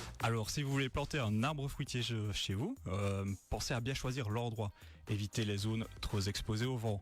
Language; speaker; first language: French; native; French